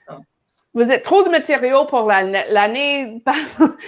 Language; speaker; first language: French; non-native, learner; English